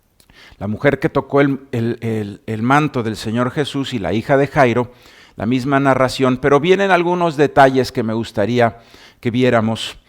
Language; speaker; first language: Spanish; native; Spanish